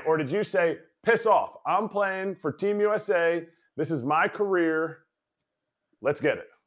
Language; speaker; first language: English; native; English